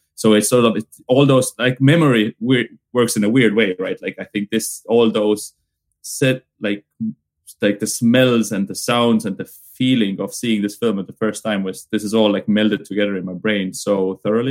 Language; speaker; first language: English; non-native, fluent; Estonian